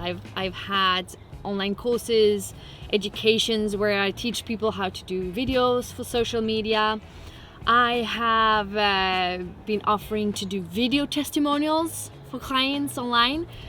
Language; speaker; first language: English; non-native, fluent; Swedish